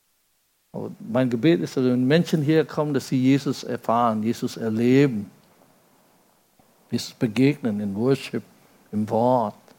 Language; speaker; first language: German; non-native, fluent; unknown